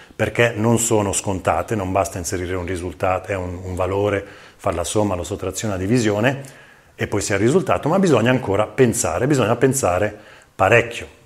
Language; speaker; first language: Italian; native; Italian